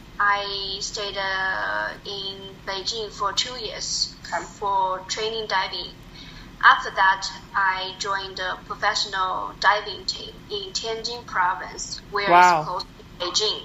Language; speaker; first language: English; non-native, learner; Chinese